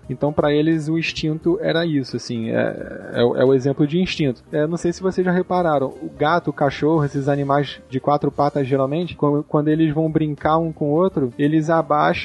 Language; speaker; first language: Portuguese; native; Portuguese